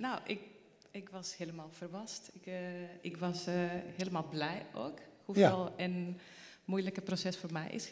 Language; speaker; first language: Dutch; non-native, learner; Spanish